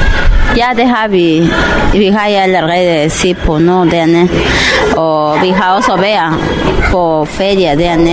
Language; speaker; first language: Danish; non-native, learner; Spanish